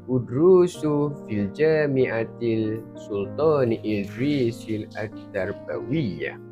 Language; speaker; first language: Arabic; non-native, learner; Malay